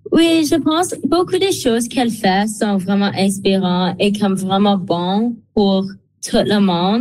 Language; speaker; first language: French; non-native, local second language; English